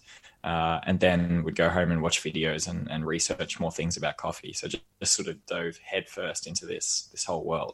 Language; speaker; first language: English; native; English